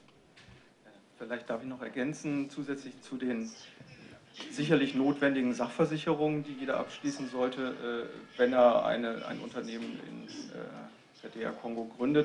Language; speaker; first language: German; native; German